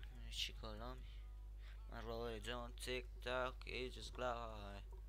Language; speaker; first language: English; non-native, fluent; Romanian